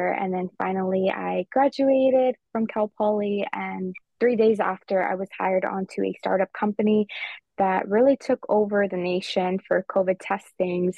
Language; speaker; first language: English; early bilingual, other home language; Spanish